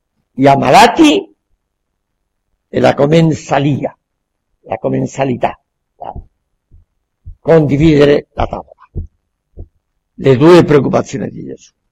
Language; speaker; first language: Italian; non-native, fluent; Spanish